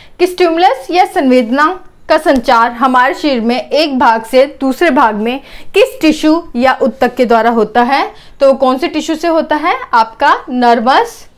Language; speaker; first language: Hindi; native; Hindi